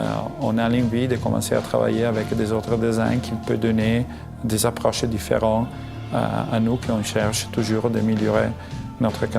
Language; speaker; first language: French; non-native, fluent; Italian